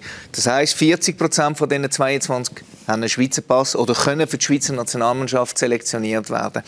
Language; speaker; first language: German; native; German